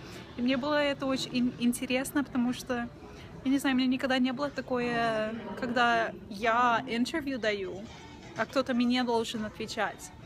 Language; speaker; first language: Russian; early bilingual, heritage; Russian